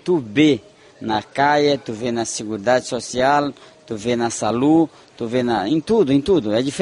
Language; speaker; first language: Spanish; non-native, fluent; Portuguese